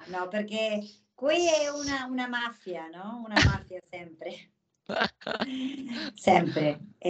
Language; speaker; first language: Italian; non-native, learner; Spanish